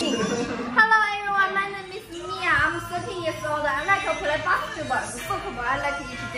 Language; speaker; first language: English; non-native, learner; Chinese